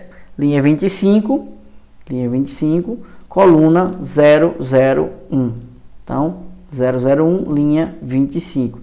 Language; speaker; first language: Portuguese; native; Portuguese